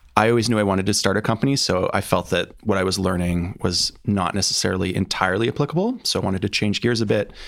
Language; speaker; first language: English; native; English